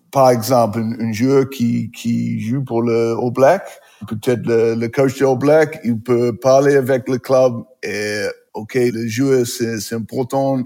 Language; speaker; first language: French; non-native, learner; English